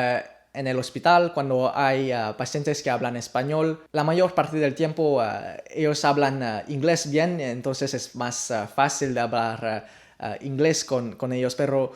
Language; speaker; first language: Spanish; non-native, learner; Vietnamese